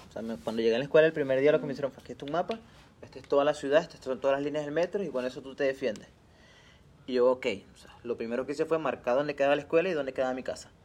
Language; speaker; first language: Spanish; native; Spanish